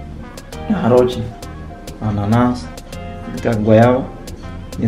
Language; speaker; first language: Russian; non-native, learner; Spanish